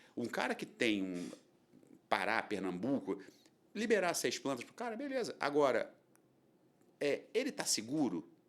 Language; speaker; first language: Portuguese; native; Portuguese